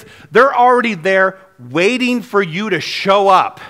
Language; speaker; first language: English; native; English